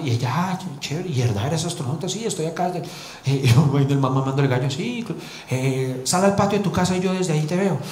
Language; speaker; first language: Spanish; native; Spanish